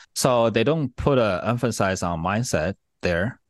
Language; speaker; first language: English; non-native, fluent; Chinese